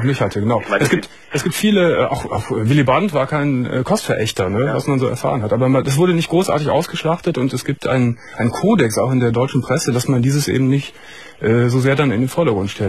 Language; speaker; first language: German; native; German